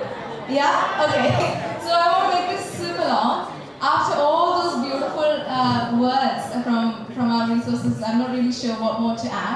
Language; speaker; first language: English; native; English